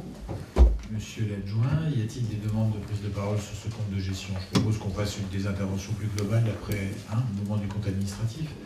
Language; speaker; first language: French; native; French